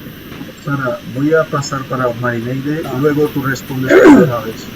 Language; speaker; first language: Spanish; non-native, fluent; Portuguese